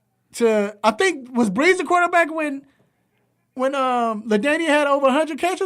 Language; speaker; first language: English; native; English